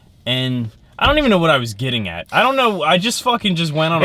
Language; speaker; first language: English; native; English